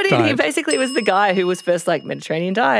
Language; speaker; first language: English; native; English